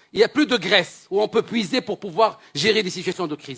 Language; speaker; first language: French; non-native, local second language; Arabic